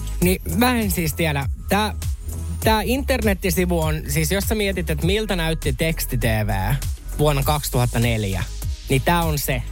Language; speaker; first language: Finnish; native; Finnish